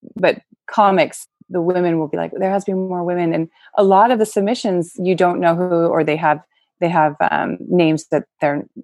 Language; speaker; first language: English; native; English